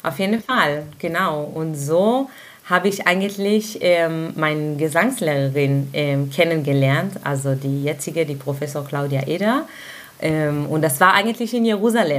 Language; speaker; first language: German; non-native, fluent; Hebrew